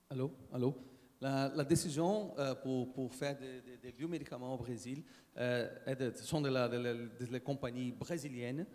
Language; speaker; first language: French; non-native, learner; Portuguese